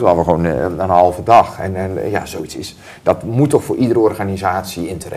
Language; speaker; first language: Dutch; native; Dutch